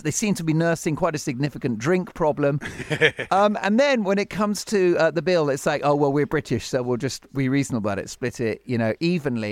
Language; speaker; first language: English; native; English